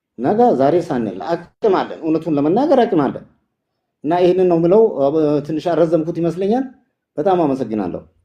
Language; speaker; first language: Amharic; non-native, local second language; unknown